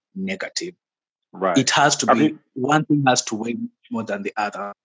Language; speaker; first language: English; non-native, local second language; Swahili